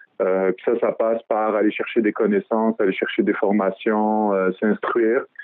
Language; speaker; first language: French; early bilingual, other home language; Arabic